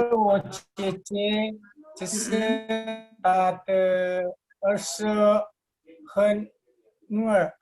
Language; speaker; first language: Chinese; non-native, learner; Indonesian